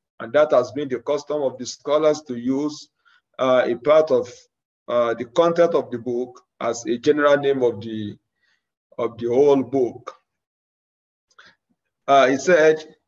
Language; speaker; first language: English; non-native, local second language; Yoruba